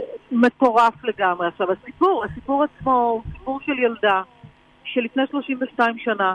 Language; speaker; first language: Hebrew; native; Hebrew